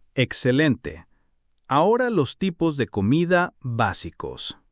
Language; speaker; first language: Spanish; non-native, fluent; English